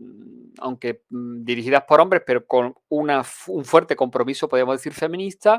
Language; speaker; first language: Spanish; native; Spanish